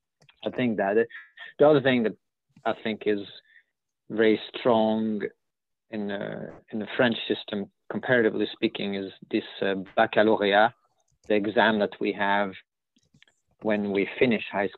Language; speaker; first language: English; non-native, fluent; French